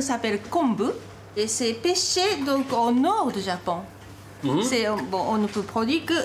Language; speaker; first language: French; non-native, fluent; Japanese